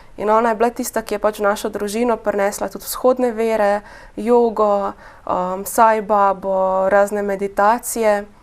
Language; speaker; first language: Slovenian; native; Slovenian